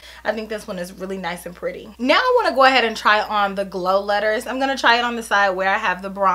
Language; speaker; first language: English; native; English